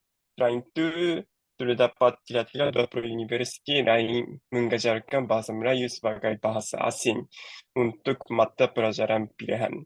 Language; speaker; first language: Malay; non-native, learner; Japanese